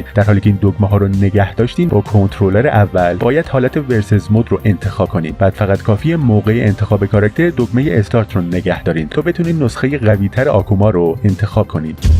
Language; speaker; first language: Persian; native; Persian